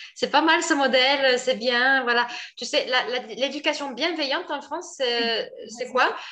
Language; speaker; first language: French; native; French